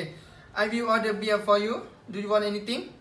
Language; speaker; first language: English; non-native, learner; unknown